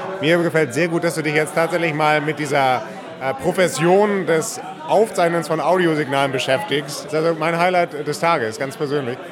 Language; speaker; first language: German; native; German